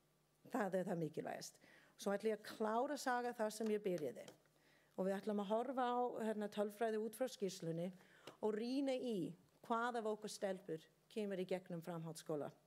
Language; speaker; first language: Icelandic; non-native, learner; English